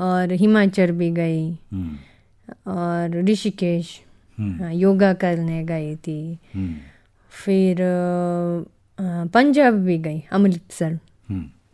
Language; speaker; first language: Hindi; non-native, fluent; Japanese